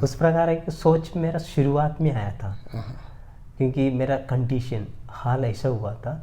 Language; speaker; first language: Hindi; non-native, local second language; Malayalam